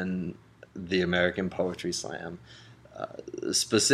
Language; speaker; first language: English; native; English